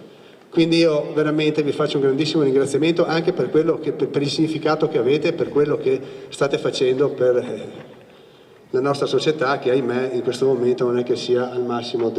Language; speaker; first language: Italian; native; Italian